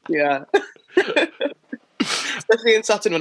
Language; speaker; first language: English; native; English